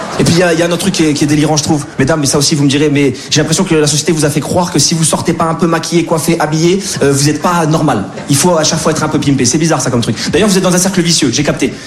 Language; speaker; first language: French; native; French